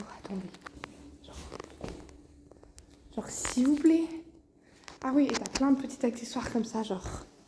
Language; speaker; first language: French; native; French